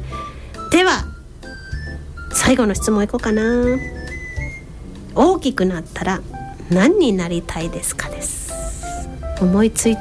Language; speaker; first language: Japanese; native; Japanese